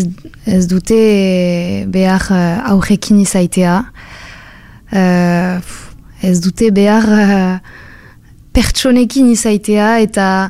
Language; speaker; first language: Basque; non-native, local second language; French